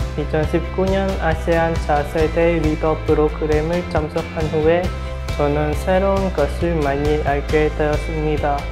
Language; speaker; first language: Korean; non-native, learner; Vietnamese